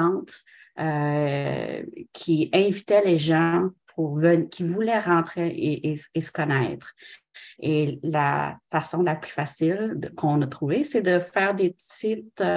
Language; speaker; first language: French; non-native, local second language; English